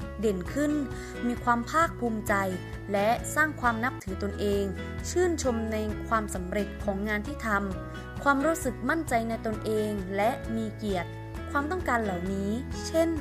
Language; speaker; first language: Thai; native; Thai